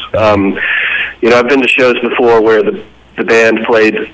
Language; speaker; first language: English; native; English